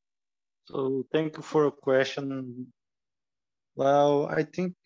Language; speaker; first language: English; non-native, learner; Portuguese